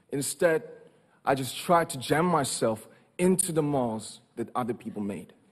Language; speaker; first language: English; non-native, fluent; Korean